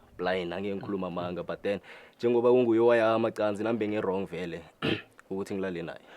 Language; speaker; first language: Zulu; non-native, local second language; South Ndebele